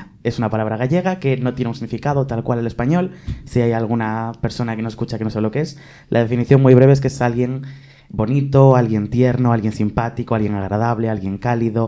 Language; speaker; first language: Spanish; native; Spanish